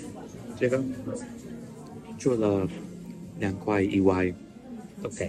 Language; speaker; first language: Chinese; non-native, learner; English